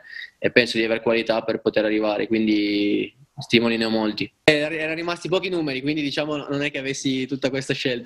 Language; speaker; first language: Italian; native; Italian